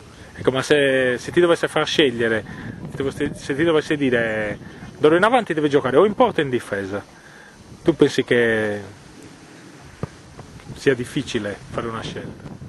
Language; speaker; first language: Italian; native; Italian